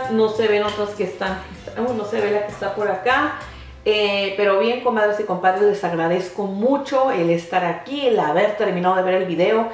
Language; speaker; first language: Spanish; native; Spanish